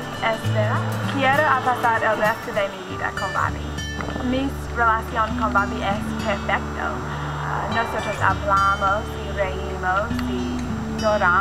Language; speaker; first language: Spanish; non-native, learner; English